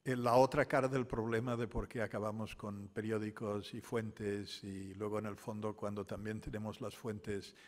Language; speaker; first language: Spanish; non-native, local second language; Catalan